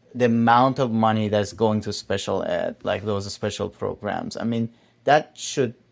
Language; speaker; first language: English; non-native, fluent; Persian